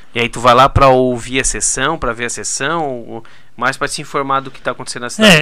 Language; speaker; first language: Portuguese; native; Portuguese